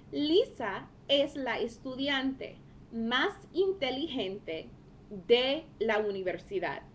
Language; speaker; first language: Spanish; non-native, fluent; English